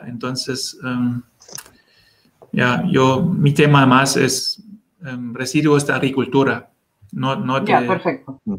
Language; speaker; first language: Spanish; non-native, learner; German